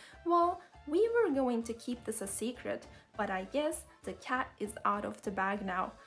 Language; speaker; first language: English; non-native, fluent; Turkish